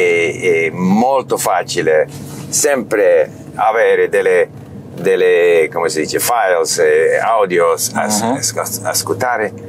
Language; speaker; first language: Italian; non-native, learner; English